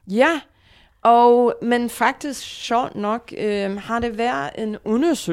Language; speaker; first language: Danish; non-native, fluent; English